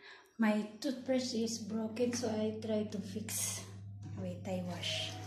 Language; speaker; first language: English; non-native, learner; Filipino